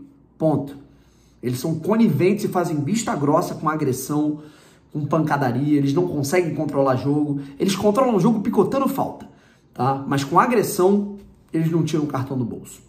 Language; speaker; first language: Portuguese; native; Portuguese